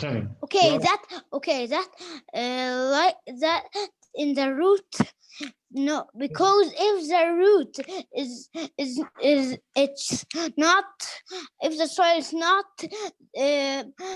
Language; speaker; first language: English; non-native, learner; Arabic